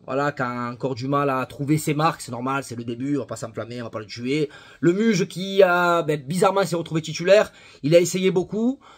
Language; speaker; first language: French; native; French